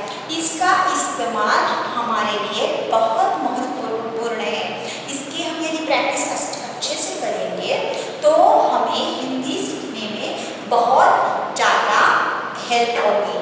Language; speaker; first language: Hindi; native; Hindi